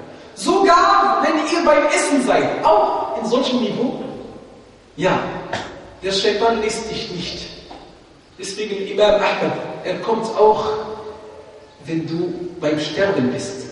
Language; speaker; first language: German; non-native, fluent; Arabic